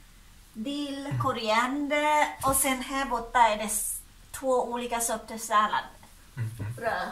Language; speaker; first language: Swedish; non-native, learner; Thai